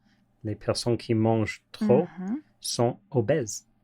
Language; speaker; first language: French; non-native, learner; English